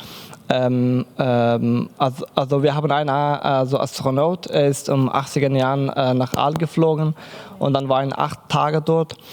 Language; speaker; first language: German; non-native, learner; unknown